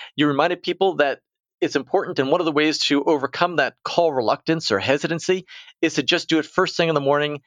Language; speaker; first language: English; native; English